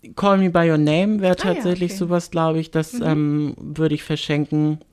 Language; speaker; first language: German; native; German